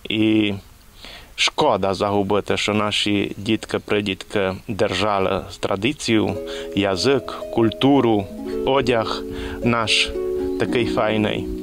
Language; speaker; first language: Ukrainian; early bilingual, heritage; Rusyn